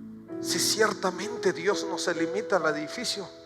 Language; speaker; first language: Spanish; native; Spanish